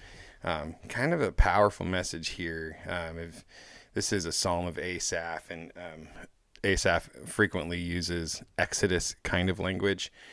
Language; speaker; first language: English; native; English